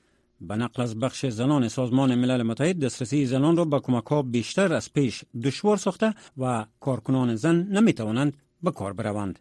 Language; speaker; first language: Persian; native; Persian